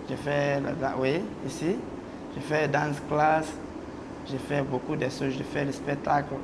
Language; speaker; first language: French; non-native, local second language; Mandingo